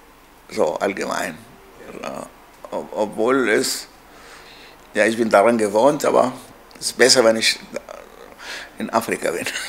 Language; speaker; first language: German; non-native, learner; Arabic